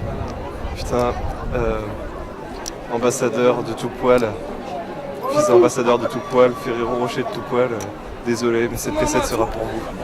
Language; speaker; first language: French; native; French